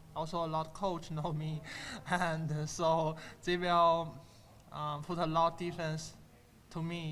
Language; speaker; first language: English; non-native, learner; Chinese